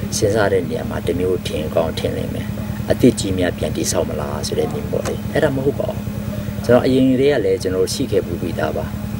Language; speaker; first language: Burmese; non-native, local second language; Hakha Chin